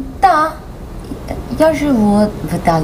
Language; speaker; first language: Russian; non-native, learner; English